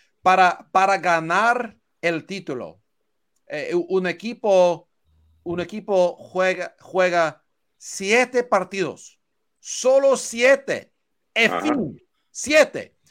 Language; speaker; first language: Spanish; non-native, learner; English